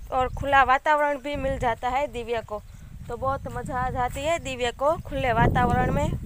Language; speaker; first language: Hindi; non-native, local second language; Gujarati